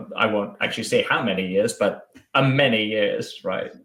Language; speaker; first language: English; native; English